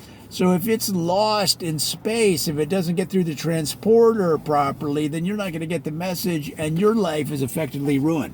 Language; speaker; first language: English; native; English